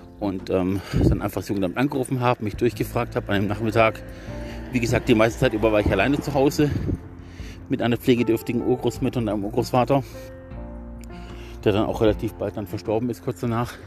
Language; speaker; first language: German; native; German